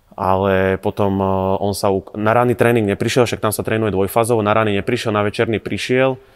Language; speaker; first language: Slovak; native; Slovak